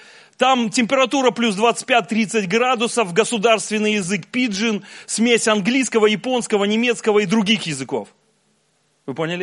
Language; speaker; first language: Russian; native; Russian